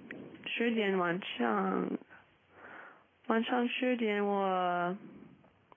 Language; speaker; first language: Chinese; non-native, learner; English